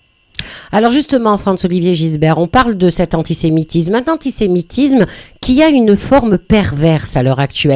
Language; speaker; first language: French; native; French